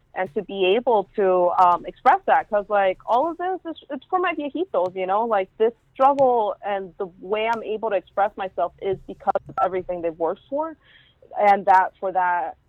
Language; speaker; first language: English; early bilingual, other home language; Spanish